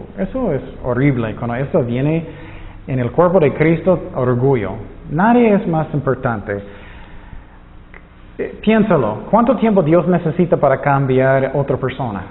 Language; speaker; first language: Spanish; non-native, fluent; English